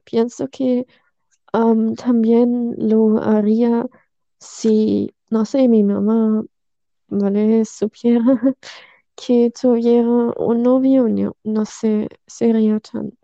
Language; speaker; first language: Spanish; non-native, learner; German